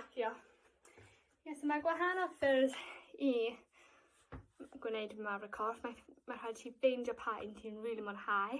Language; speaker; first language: Welsh; non-native, local second language; English